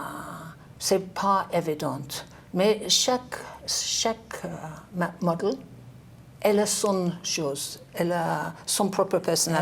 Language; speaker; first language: French; non-native, learner; English